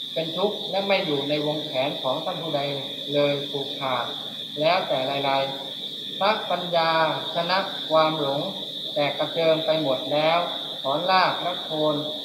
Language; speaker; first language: Thai; native; Thai